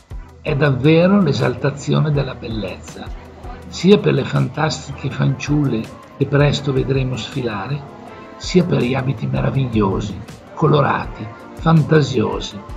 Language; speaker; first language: Italian; native; Italian